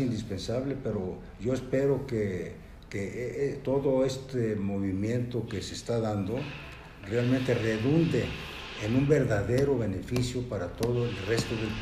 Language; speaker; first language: Spanish; native; Spanish